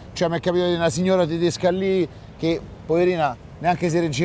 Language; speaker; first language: Italian; native; Italian